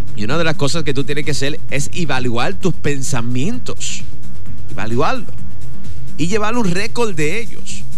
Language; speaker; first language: Spanish; native; Spanish